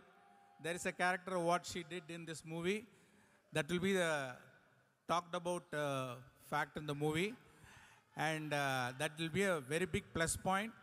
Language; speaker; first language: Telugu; non-native, local second language; Tamil